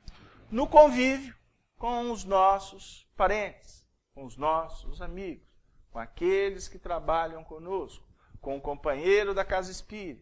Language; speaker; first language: Portuguese; native; Portuguese